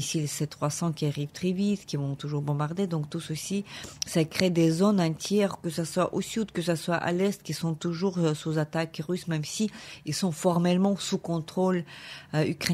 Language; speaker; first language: French; non-native, fluent; Ukrainian